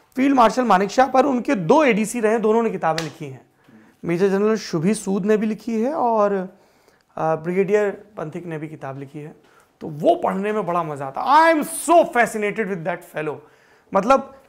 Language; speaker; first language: Hindi; native; Hindi